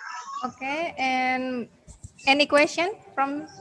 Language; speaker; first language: English; non-native, learner; Indonesian